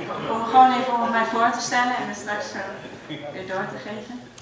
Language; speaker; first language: Dutch; native; Dutch